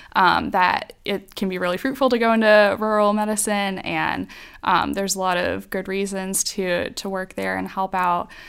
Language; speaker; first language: English; native; English